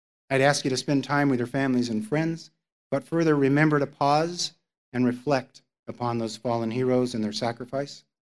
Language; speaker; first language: English; native; English